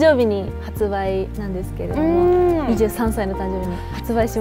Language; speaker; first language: Japanese; native; Japanese